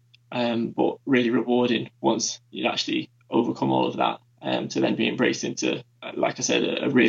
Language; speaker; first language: English; native; English